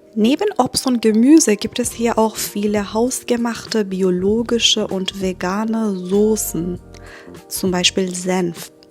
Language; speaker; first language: German; non-native, fluent; Persian